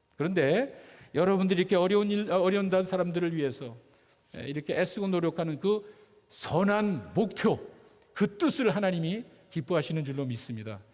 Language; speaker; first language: Korean; native; Korean